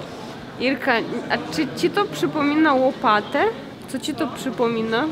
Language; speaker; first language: Polish; non-native, fluent; Russian